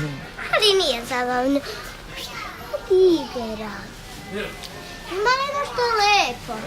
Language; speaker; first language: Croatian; early bilingual, heritage; Croatian